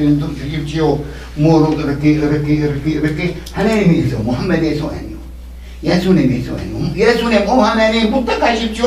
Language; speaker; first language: Korean; non-native, learner; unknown